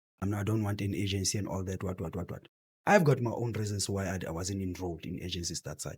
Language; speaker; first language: English; non-native, local second language; Southern Sotho